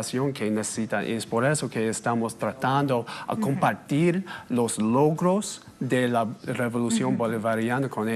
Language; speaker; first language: Spanish; non-native, fluent; English